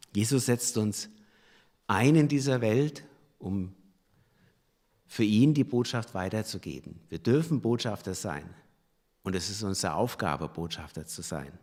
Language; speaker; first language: German; native; German